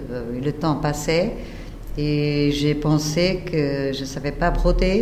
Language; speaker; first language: French; non-native, fluent; Portuguese